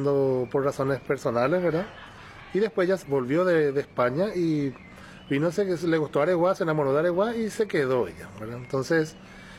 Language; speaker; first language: Spanish; native; Spanish